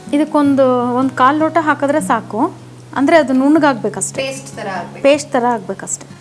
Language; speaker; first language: Kannada; non-native, local second language; Konkani